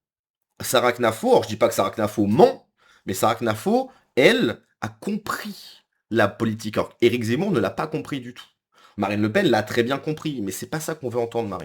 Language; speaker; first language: French; native; French